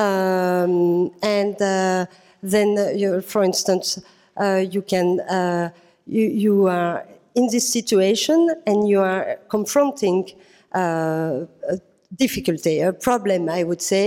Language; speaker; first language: English; non-native, fluent; French